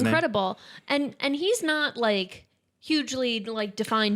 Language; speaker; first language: English; native; English